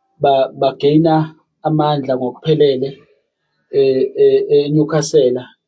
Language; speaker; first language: Zulu; native; Zulu